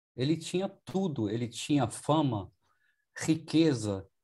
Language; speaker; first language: Portuguese; non-native, fluent; German